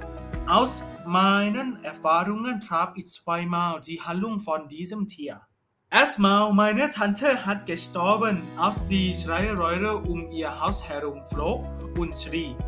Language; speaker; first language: German; non-native, learner; Thai